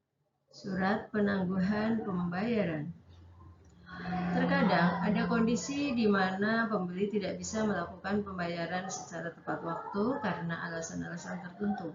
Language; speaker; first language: Indonesian; native; Indonesian